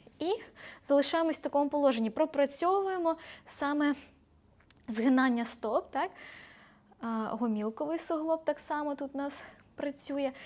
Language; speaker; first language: Ukrainian; non-native, local second language; Russian